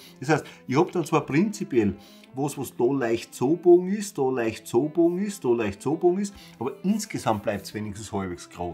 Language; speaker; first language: German; native; German